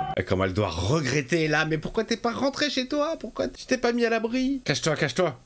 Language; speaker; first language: French; native; French